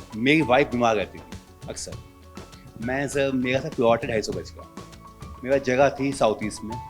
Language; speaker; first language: Hindi; native; Hindi